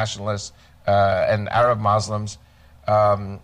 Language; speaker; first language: English; native; English